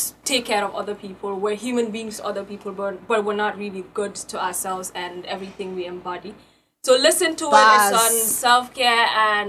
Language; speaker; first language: English; non-native, local second language; Wolof